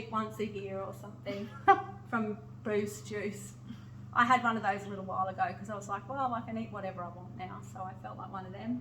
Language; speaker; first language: English; native; English